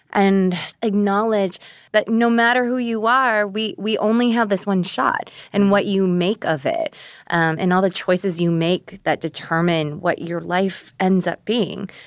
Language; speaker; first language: English; early bilingual, other home language; Korean